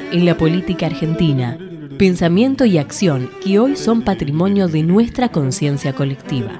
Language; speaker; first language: Spanish; native; Spanish